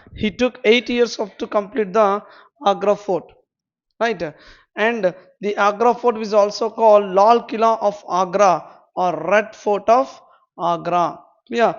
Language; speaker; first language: English; non-native, local second language; Telugu